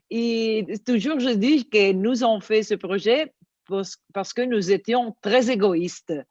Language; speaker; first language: French; non-native, learner; Italian